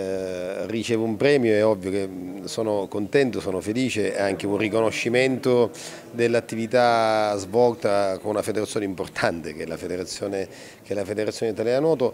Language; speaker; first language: Italian; native; Italian